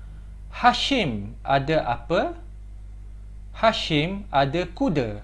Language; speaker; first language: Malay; non-native, fluent; Korean